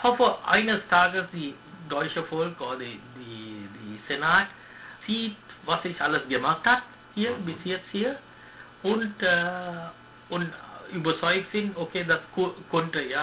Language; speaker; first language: German; non-native, learner; Sinhala